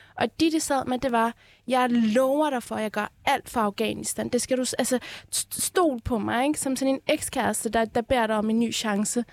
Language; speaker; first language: Danish; early bilingual, other home language; Persian